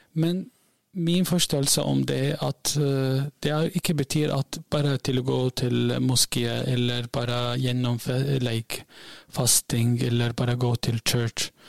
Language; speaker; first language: Norwegian; non-native, learner; Arabic